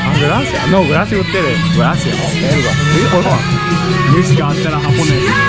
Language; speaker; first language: Spanish; non-native, learner; Japanese